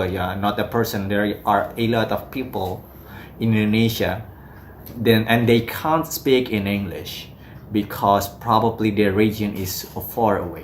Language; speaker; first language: English; non-native, fluent; Indonesian